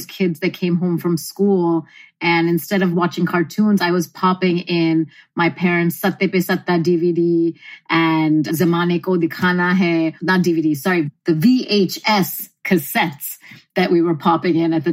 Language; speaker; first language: English; native; English